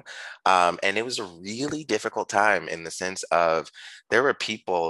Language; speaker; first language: English; native; English